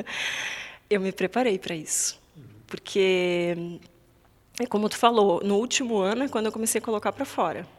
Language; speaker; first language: Portuguese; native; Portuguese